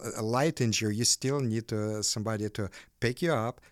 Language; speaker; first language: English; non-native, fluent; Ukrainian